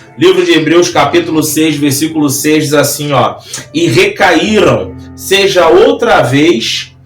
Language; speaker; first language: Portuguese; native; Portuguese